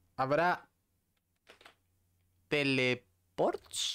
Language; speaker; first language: Spanish; native; Spanish